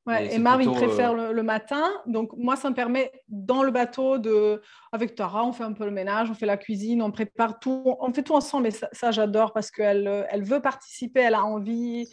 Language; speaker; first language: French; non-native, fluent; Serbian